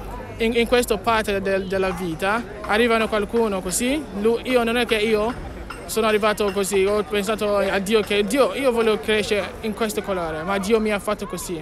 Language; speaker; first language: Italian; non-native, learner; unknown